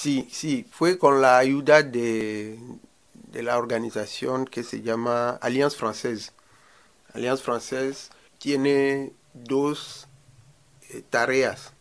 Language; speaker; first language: Spanish; non-native, learner; Ewe